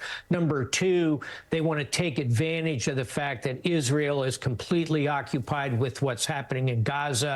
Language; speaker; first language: English; native; English